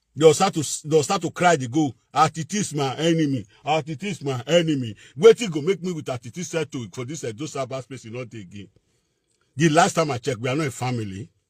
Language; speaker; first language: Nigerian Pidgin; native; Nigerian Pidgin